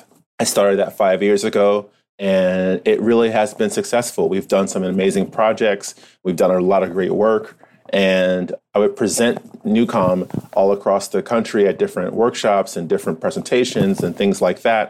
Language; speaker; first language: English; native; English